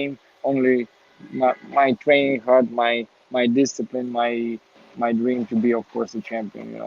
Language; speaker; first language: English; non-native, learner; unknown